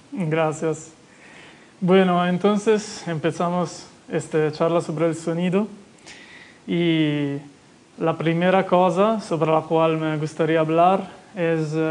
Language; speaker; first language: Spanish; non-native, fluent; Italian